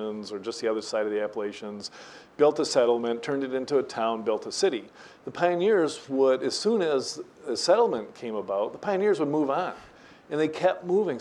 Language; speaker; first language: English; native; English